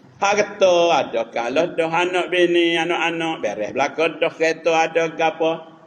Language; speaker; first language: Malay; native; Malay